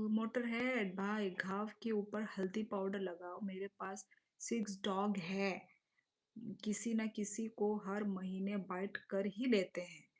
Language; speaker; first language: Hindi; non-native, local second language; Kok Borok